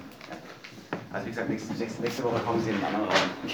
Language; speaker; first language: German; native; German